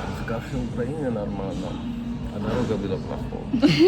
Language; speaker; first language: Russian; non-native, learner; Georgian